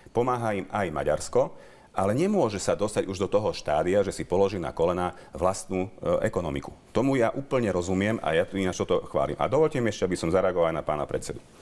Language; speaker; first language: Slovak; native; Slovak